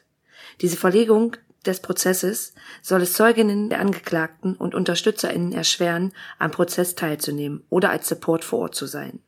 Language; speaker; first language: German; native; German